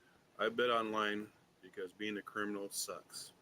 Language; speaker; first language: English; native; English